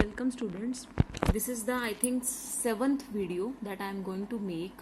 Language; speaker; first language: English; non-native, local second language; Punjabi